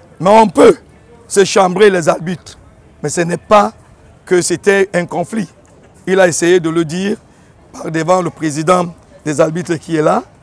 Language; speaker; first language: French; native; French